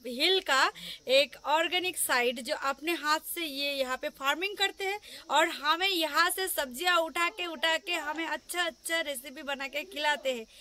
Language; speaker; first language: Hindi; non-native, local second language; Bangla